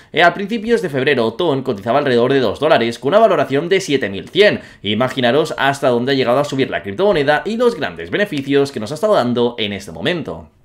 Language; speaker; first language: Spanish; native; Spanish